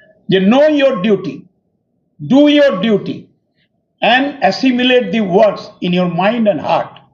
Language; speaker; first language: English; non-native, local second language; Bangla